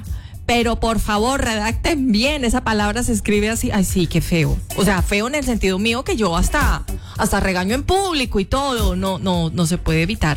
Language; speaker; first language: Spanish; native; Spanish